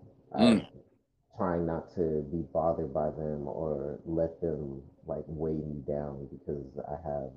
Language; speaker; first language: English; native; English